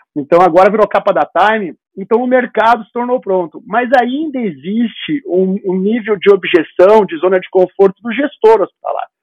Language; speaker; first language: Portuguese; native; Portuguese